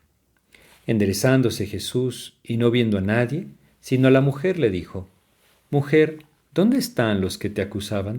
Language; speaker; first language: Spanish; native; Spanish